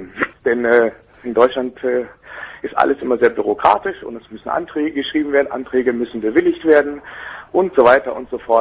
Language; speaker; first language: German; native; German